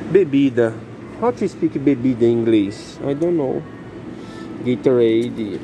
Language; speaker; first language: English; non-native, learner; Portuguese